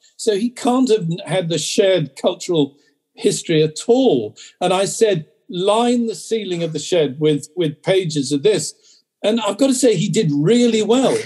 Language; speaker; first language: English; native; English